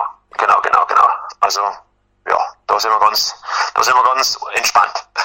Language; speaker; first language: German; native; German